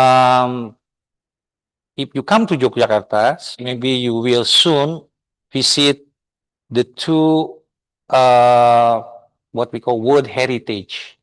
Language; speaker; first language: English; non-native, fluent; Indonesian